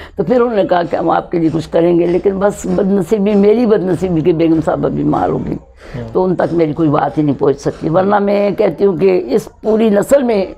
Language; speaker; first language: Urdu; non-native, local second language; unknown